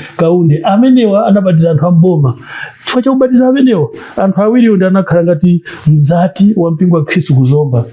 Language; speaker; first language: Nyanja; non-native, local second language; Tumbuka